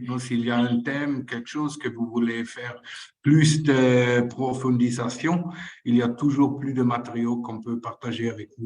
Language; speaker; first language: French; non-native, fluent; Spanish